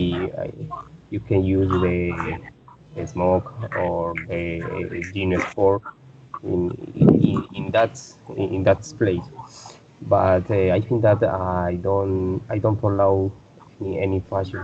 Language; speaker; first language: English; non-native, learner; Spanish